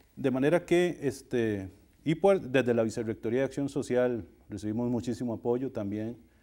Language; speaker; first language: Spanish; native; Spanish